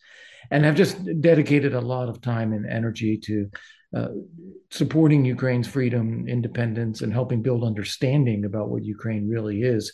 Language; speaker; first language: English; native; English